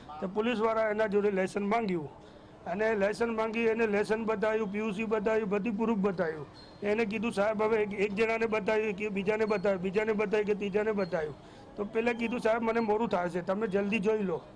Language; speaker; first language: Gujarati; non-native, local second language; Sindhi